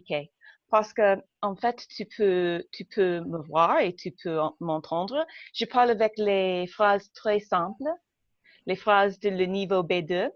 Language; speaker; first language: French; non-native, learner; English